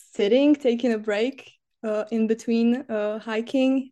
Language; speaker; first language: English; non-native, fluent; Slovak